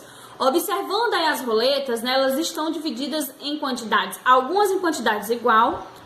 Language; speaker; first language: Portuguese; native; Portuguese